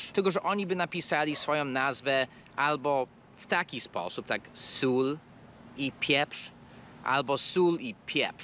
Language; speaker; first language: Polish; non-native, fluent; English